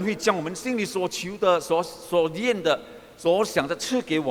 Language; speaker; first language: Chinese; early bilingual, heritage; Chinese